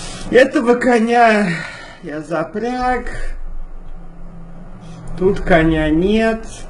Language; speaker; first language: Russian; native; Russian